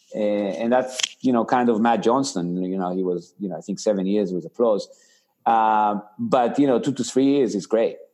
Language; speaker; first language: English; non-native, fluent; Hebrew